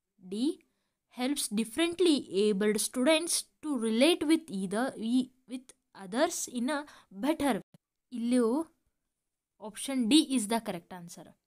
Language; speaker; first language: English; non-native, local second language; Kannada